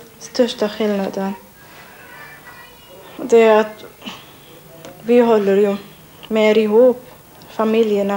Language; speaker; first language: Swedish; non-native, learner; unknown